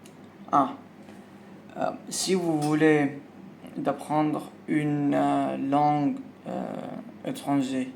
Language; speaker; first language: French; non-native, learner; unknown